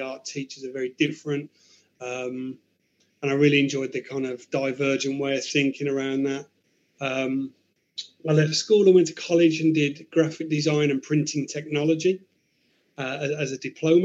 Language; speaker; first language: English; native; English